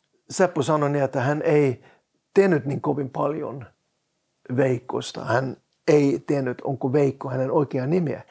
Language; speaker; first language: Finnish; non-native, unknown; Norwegian